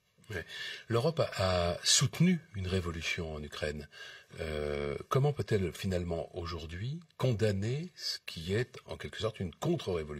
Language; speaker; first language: French; native; French